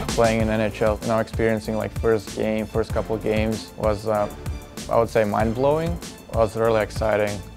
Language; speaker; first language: English; non-native, fluent; Latvian